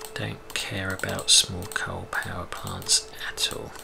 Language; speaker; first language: English; native; English